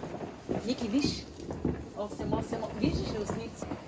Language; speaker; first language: Bulgarian; native; Bulgarian